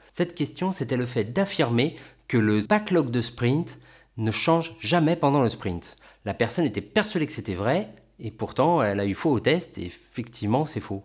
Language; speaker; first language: French; native; French